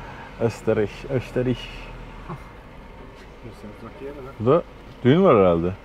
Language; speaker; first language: Turkish; native; Turkish